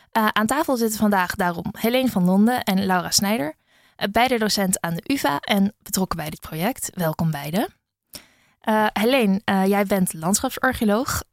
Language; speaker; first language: Dutch; native; Dutch